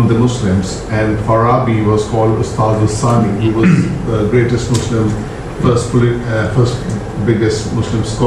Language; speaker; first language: English; non-native, local second language; Punjabi